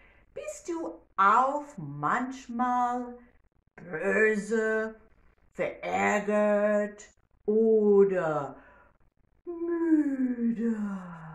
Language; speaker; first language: German; non-native, learner; English